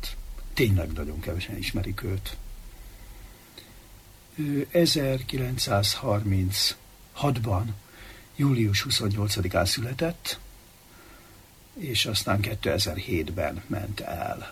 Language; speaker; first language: Hungarian; native; Hungarian